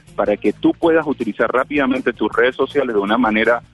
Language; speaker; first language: Spanish; native; Spanish